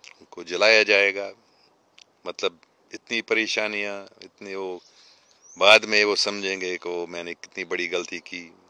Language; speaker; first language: Urdu; non-native, fluent; English